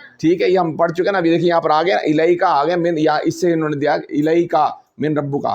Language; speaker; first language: Urdu; non-native, local second language; Punjabi